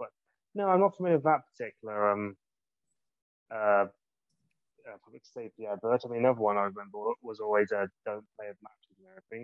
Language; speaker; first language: English; native; English